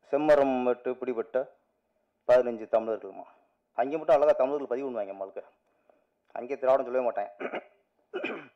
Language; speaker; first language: Tamil; native; Tamil